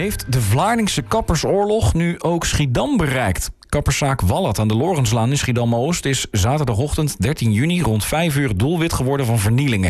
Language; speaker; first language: Dutch; native; Dutch